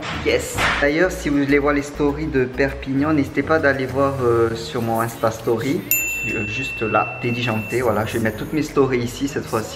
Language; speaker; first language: French; native; French